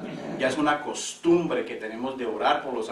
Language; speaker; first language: Spanish; native; Spanish